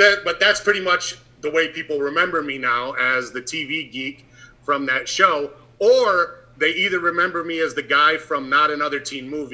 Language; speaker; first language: English; native; English